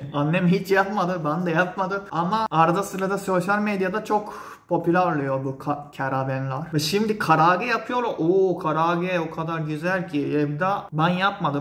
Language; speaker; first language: Turkish; non-native, fluent; Japanese